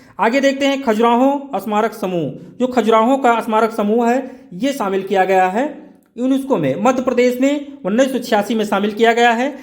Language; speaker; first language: Hindi; native; Hindi